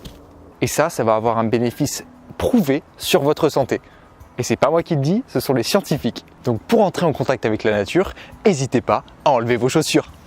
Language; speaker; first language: French; native; French